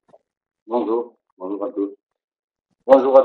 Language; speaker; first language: French; non-native, fluent; Spanish